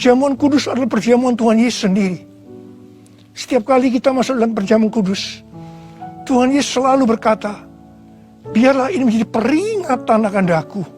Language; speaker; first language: Indonesian; native; Indonesian